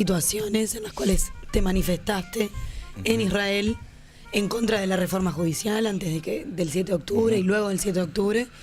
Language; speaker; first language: Spanish; native; Spanish